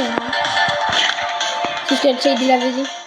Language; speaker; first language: French; native; French